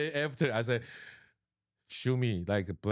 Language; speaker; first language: English; non-native, learner; Chinese